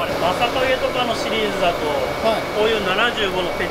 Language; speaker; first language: Japanese; native; Japanese